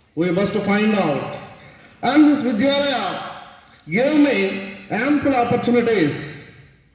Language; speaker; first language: English; non-native, local second language; Telugu